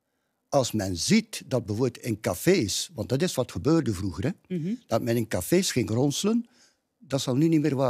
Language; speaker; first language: Dutch; native; Dutch